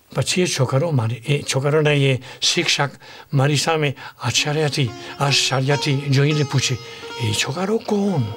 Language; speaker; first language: Gujarati; non-native, fluent; Spanish